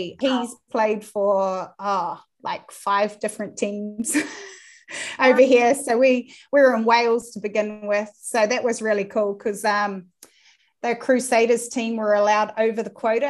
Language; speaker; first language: English; native; English